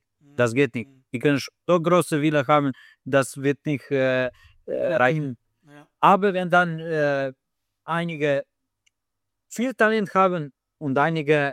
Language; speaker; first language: German; non-native, fluent; Slovenian